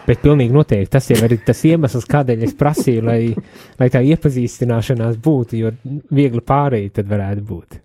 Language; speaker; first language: Latvian; native; Latvian